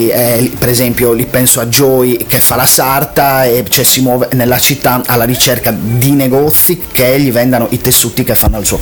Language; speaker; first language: Italian; native; Italian